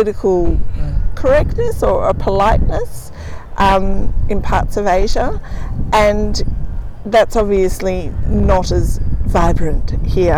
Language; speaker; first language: English; native; English